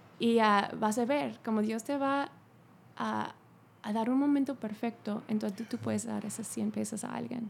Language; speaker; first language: Spanish; non-native, fluent; English